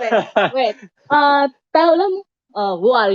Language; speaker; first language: English; non-native, learner; Indonesian